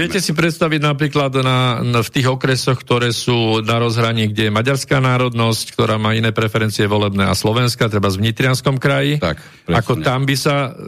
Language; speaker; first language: Slovak; native; Slovak